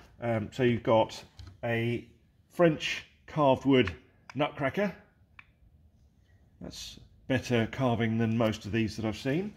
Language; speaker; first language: English; native; English